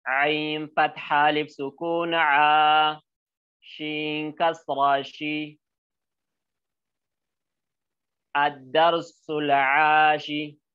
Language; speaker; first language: Arabic; non-native, learner; Oromo